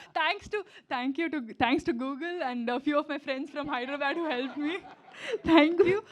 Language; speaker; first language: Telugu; non-native, learner; Tamil